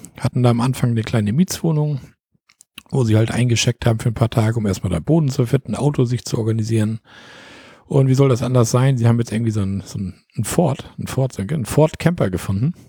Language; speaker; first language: German; native; German